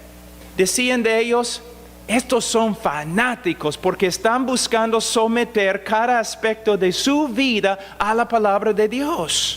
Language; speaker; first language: Spanish; non-native, fluent; English